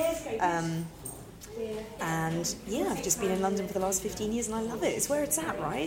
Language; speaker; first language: English; native; English